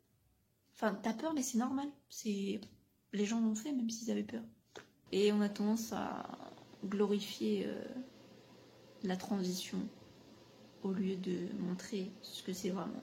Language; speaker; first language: French; native; French